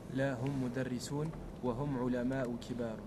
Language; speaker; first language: Arabic; non-native, learner; French